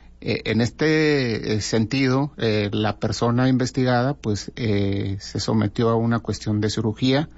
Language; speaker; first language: Spanish; native; Spanish